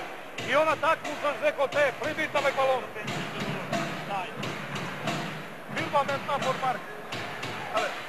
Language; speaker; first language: French; non-native, learner; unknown